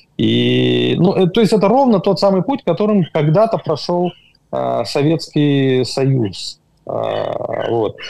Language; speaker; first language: Russian; native; Russian